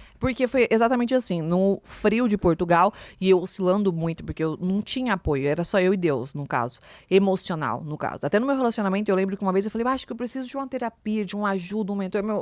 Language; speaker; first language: Portuguese; native; Portuguese